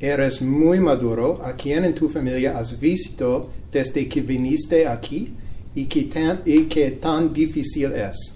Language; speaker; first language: Spanish; non-native, learner; English